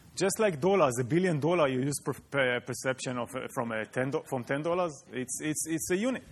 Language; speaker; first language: English; non-native, fluent; Hebrew